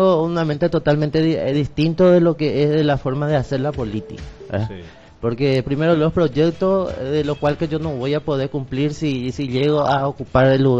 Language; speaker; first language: Spanish; native; Spanish